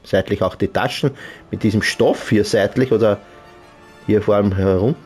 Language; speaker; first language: German; native; German